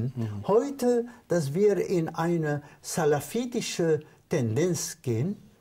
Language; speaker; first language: German; non-native, fluent; Arabic